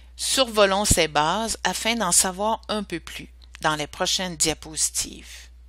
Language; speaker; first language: French; native; French